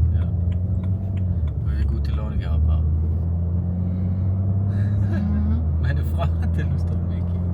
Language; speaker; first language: German; early bilingual, other home language; Bosnian